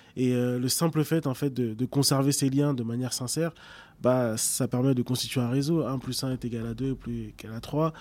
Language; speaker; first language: French; early bilingual, other home language; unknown